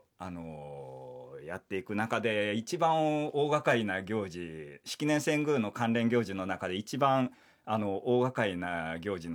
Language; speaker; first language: Japanese; native; Japanese